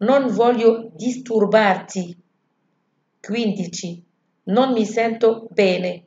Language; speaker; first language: Italian; non-native, learner; Arabic